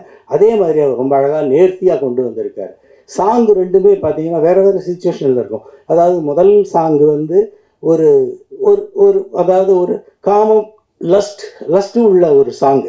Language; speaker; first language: Tamil; native; Tamil